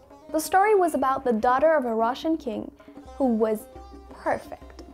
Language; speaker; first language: English; non-native, fluent; Persian